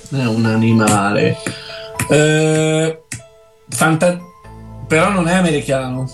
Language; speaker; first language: Italian; native; Italian